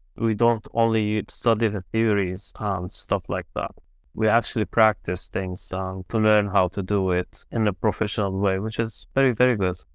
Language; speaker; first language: English; non-native, fluent; Arabic